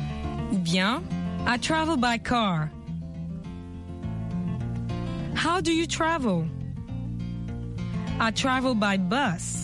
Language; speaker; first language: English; non-native, fluent; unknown